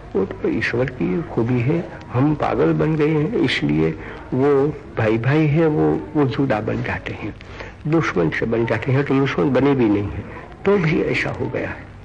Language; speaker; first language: Hindi; non-native, local second language; Gujarati